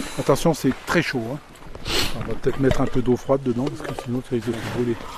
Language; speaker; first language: French; native; French